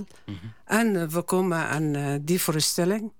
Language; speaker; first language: Dutch; non-native, learner; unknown